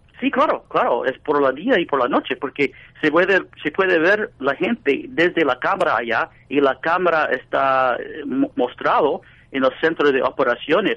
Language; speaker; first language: Spanish; non-native, fluent; English